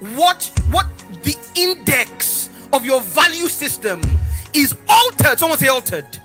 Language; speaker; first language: English; non-native, local second language; Yoruba